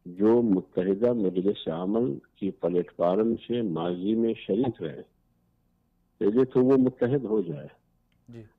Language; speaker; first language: Urdu; non-native, local second language; Pashto